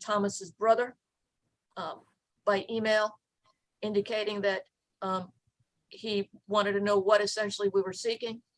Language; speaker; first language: English; native; English